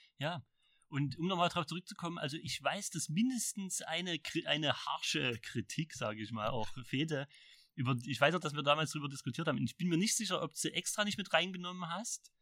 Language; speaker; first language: German; native; German